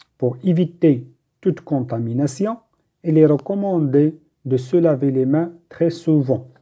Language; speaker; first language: French; non-native, local second language; Arabic